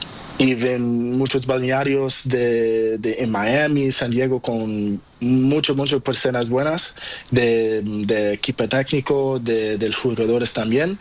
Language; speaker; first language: Spanish; non-native, learner; Portuguese